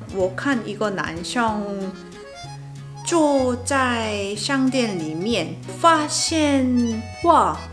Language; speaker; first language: Chinese; non-native, learner; Korean